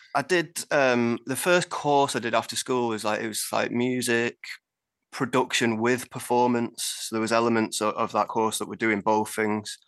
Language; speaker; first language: English; native; English